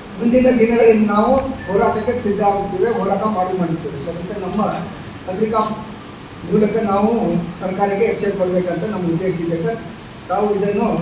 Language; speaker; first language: Kannada; non-native, local second language; Lambadi